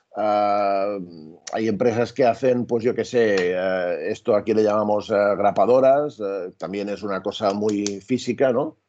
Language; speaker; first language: Spanish; native; Spanish